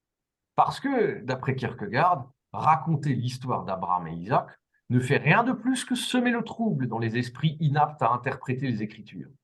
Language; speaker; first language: French; native; French